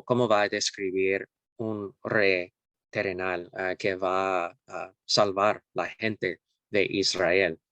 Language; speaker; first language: Spanish; non-native, fluent; English